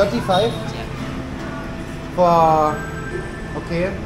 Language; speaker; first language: English; non-native, learner; German